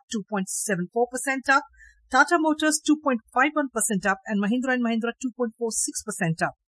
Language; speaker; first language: English; non-native, local second language; Hindi